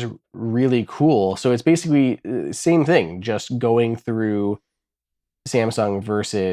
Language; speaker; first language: English; native; English